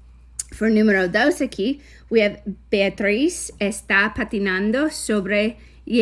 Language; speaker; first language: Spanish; non-native, fluent; English